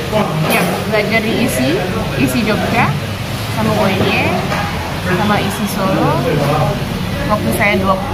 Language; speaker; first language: Indonesian; early bilingual, heritage; English